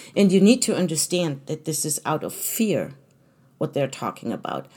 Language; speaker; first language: English; non-native, fluent; German